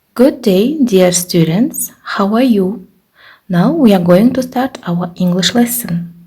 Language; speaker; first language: English; non-native, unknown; Kazakh